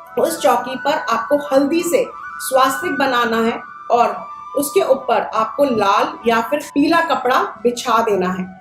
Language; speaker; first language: Hindi; native; Hindi